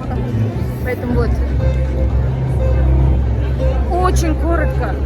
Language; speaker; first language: Russian; non-native, fluent; Tajik